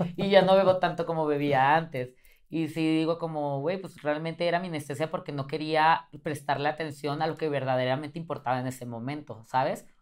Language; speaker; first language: Spanish; native; Spanish